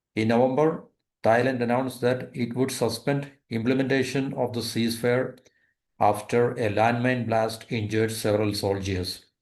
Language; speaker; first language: English; non-native, local second language; Malayalam